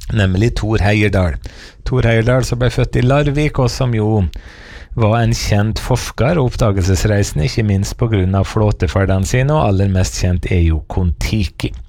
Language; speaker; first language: Norwegian; native; Norwegian